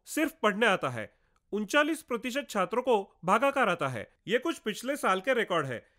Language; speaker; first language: Hindi; non-native, local second language; Marathi